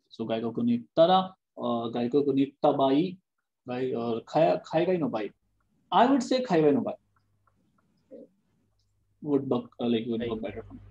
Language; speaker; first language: Japanese; non-native, fluent; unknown